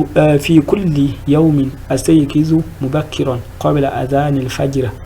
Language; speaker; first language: Arabic; non-native, fluent; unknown